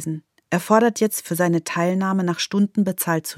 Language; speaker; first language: German; native; German